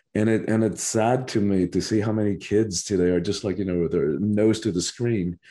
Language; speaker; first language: English; early bilingual, other home language; Spanish